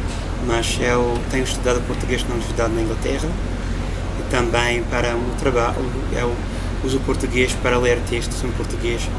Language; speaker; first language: Portuguese; non-native, fluent; English